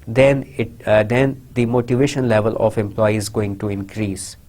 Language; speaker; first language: English; non-native, local second language; Urdu